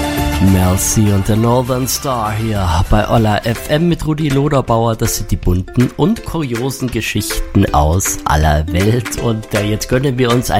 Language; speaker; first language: German; native; German